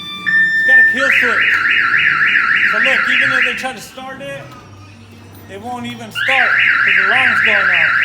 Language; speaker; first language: English; native; English